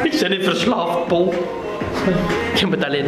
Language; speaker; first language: Dutch; native; Dutch